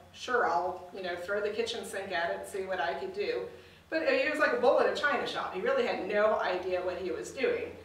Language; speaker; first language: English; native; English